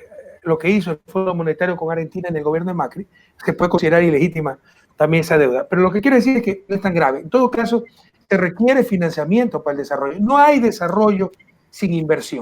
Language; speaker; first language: Spanish; native; Spanish